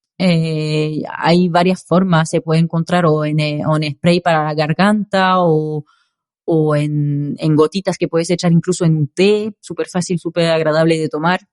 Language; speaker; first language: Spanish; non-native, fluent; French